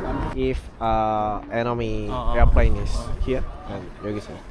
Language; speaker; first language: English; non-native, learner; Korean